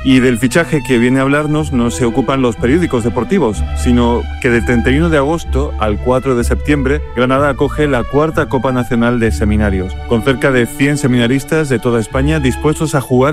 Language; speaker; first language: Spanish; native; Spanish